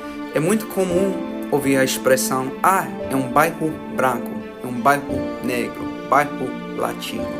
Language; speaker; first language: Portuguese; non-native, fluent; English